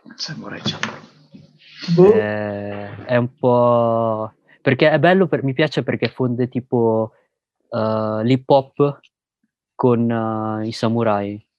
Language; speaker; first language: Italian; early bilingual, other home language; Filipino